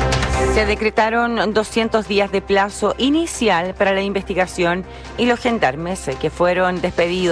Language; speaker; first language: Spanish; native; Spanish